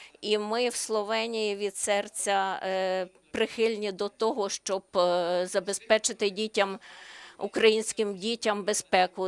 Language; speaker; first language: Ukrainian; non-native, learner; Slovenian